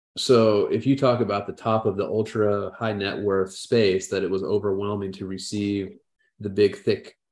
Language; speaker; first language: English; native; English